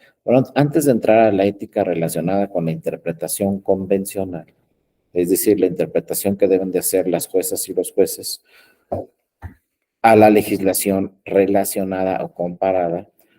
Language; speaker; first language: Spanish; native; Spanish